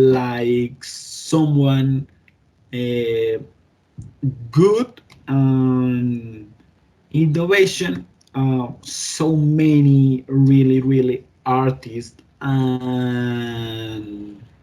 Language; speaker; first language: English; non-native, learner; Spanish